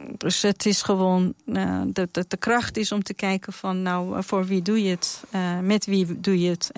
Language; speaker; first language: Dutch; non-native, fluent; Persian